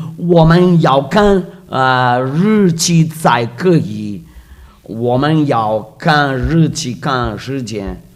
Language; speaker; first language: Chinese; non-native, fluent; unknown